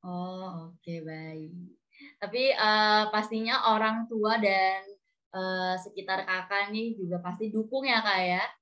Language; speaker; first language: Indonesian; native; Indonesian